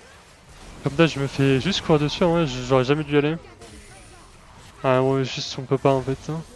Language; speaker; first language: French; native; French